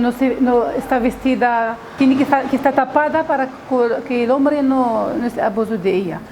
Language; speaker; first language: Spanish; non-native, fluent; Arabic